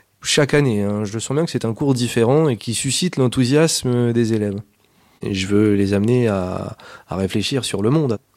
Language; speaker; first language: French; native; French